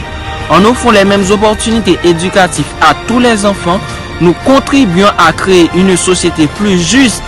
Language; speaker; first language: French; non-native, local second language; Haitian Creole